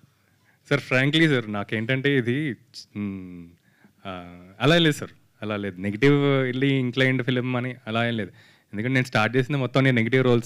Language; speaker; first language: Telugu; native; Telugu